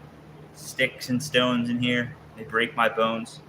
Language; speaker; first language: English; native; English